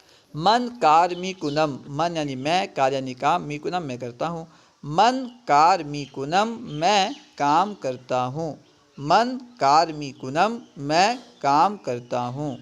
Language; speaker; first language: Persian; non-native, fluent; Urdu